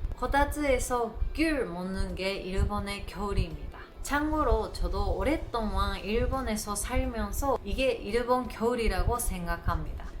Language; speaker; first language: Korean; non-native, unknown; Japanese